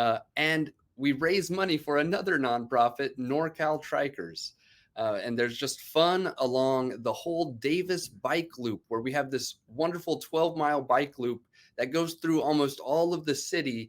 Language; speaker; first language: English; native; English